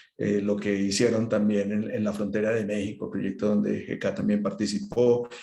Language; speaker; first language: Spanish; native; Spanish